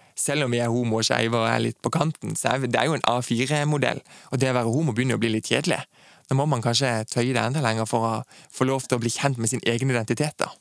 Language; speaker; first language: Norwegian; native; Norwegian